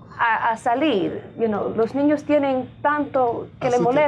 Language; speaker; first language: Spanish; early bilingual, heritage; Spanish